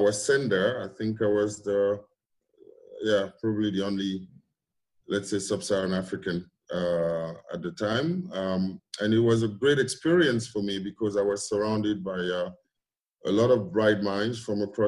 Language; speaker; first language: English; non-native, local second language; French